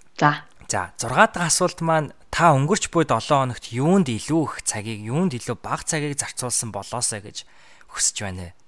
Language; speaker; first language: Mongolian; native; Mongolian